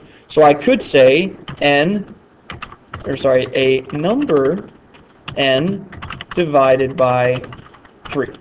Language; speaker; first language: English; native; English